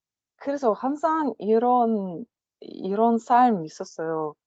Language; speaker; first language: Korean; non-native, learner; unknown